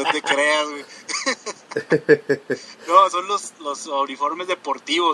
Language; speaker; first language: Spanish; native; Spanish